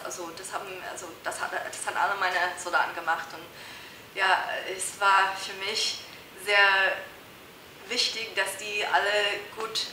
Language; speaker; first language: German; non-native, fluent; English